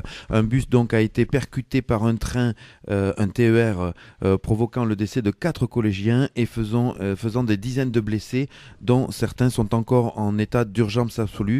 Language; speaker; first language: French; native; French